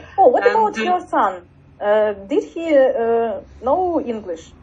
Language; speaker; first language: English; non-native, learner; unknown